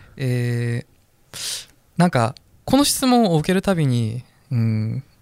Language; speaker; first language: Japanese; non-native, fluent; Korean